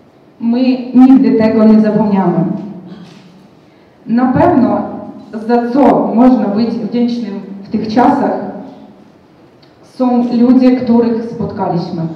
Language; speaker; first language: Polish; non-native, fluent; Ukrainian